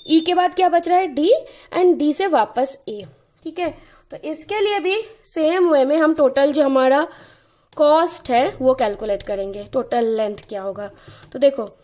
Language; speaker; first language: Hindi; non-native, local second language; Bangla